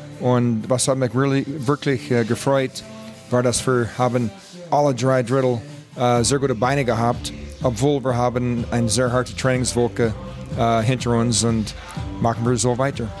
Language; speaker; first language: German; non-native, fluent; English